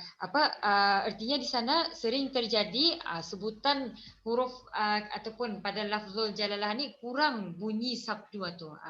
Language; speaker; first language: Malay; native; Malay